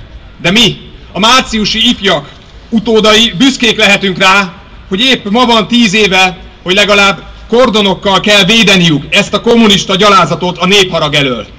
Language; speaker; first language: Hungarian; native; Hungarian